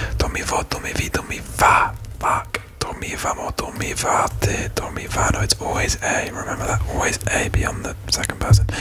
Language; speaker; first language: Italian; non-native, learner; English